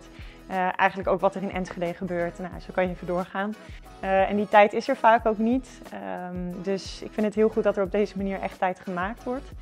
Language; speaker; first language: Dutch; native; Dutch